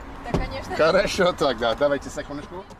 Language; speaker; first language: Russian; non-native, learner; English